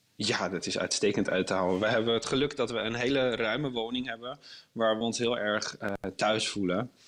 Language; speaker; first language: Dutch; native; Dutch